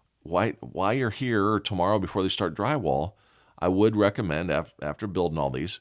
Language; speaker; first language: English; native; English